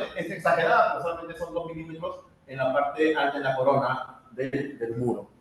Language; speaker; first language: Spanish; native; Spanish